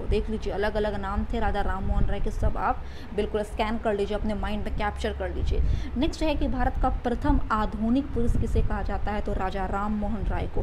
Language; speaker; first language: Hindi; native; Hindi